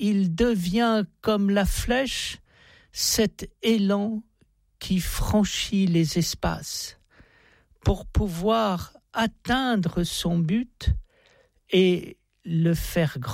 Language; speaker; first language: French; native; French